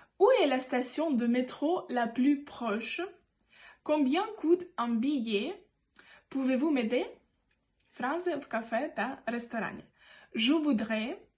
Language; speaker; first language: French; non-native, fluent; Ukrainian